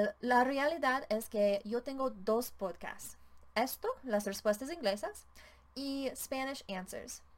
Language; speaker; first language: Spanish; non-native, learner; English